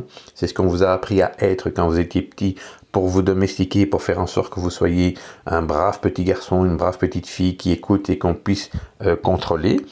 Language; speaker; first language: French; native; French